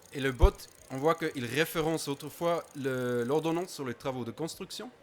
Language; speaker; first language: French; non-native, fluent; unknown